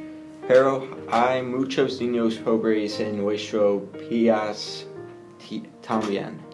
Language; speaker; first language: Spanish; non-native, learner; English